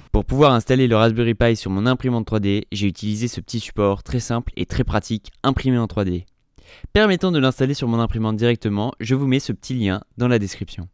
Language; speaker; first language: French; native; French